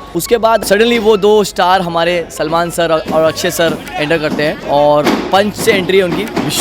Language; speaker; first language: Hindi; native; Hindi